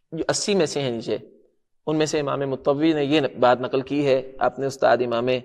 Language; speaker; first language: Urdu; non-native, local second language; Punjabi